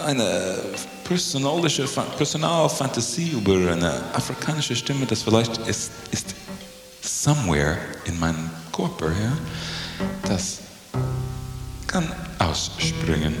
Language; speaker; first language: German; non-native, learner; English